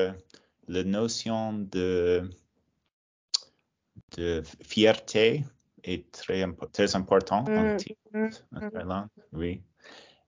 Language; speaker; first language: French; non-native, learner; English